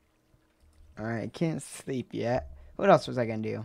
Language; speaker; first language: English; native; English